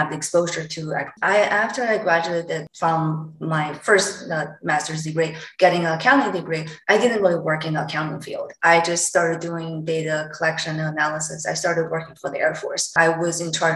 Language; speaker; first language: English; non-native, fluent; Chinese